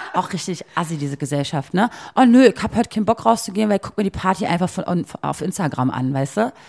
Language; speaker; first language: German; native; German